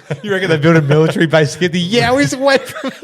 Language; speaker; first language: English; native; English